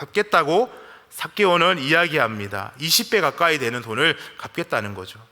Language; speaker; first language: Korean; native; Korean